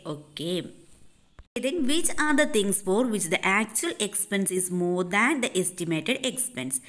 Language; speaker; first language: English; non-native, local second language; Malayalam